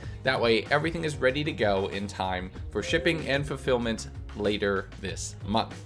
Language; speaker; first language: English; native; English